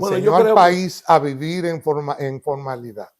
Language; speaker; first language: Spanish; native; Spanish